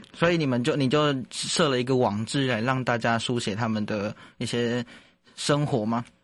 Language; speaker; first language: Chinese; native; Chinese